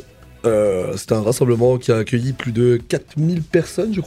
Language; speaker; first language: French; native; French